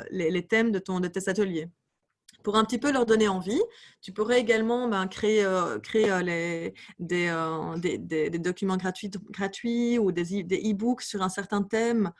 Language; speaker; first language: French; native; French